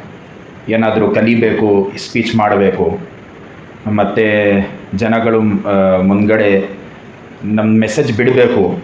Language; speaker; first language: Kannada; non-native, learner; Urdu